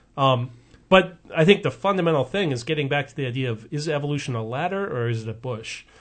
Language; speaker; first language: English; native; English